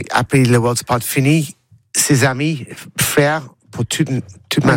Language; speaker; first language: French; non-native, learner; English